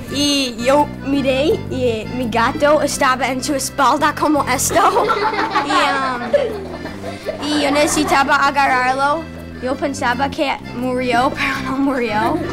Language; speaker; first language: Spanish; non-native, learner; English